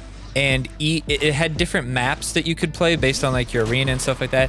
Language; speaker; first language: English; native; English